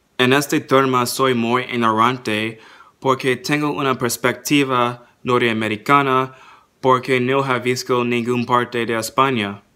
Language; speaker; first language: Spanish; non-native, learner; English